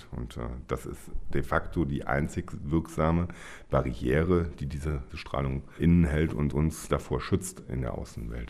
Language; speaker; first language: German; native; German